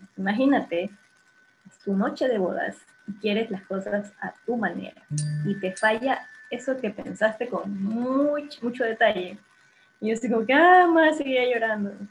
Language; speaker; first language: Spanish; native; Spanish